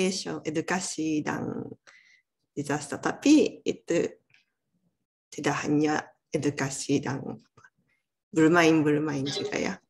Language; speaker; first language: Indonesian; non-native, learner; Japanese